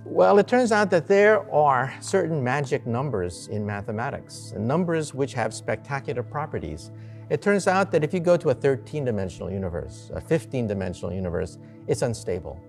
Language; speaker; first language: English; native; English